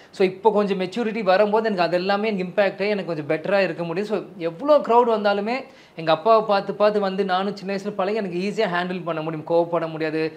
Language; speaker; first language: Tamil; native; Tamil